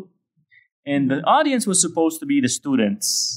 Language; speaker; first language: English; non-native, local second language; Filipino